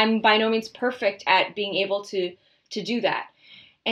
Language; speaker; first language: English; native; English